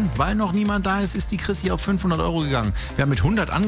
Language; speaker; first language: German; native; German